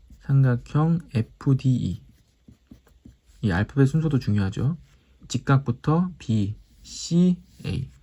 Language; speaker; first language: Korean; native; Korean